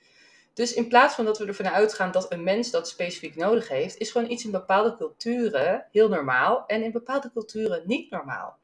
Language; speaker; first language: Dutch; native; Dutch